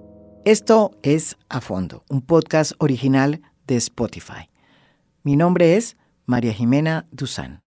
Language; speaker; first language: Spanish; native; Spanish